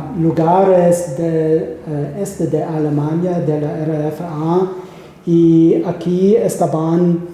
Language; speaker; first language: Spanish; non-native, fluent; German